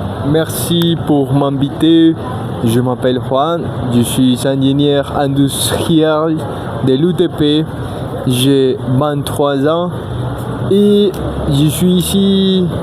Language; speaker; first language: French; non-native, learner; Spanish